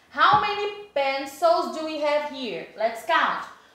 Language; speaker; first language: English; non-native, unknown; Portuguese